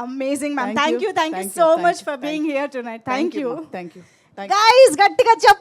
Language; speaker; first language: Telugu; native; Telugu